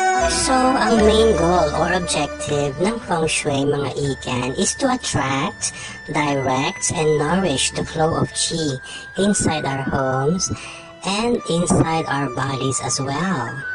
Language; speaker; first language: English; non-native, local second language; Filipino